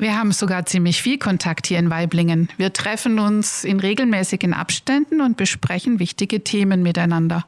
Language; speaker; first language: German; native; German